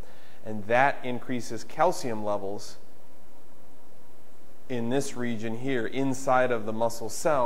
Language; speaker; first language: English; native; English